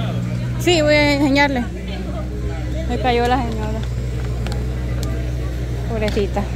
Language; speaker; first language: Spanish; native; Spanish